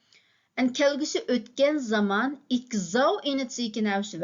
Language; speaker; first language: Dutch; non-native, fluent; Uyghur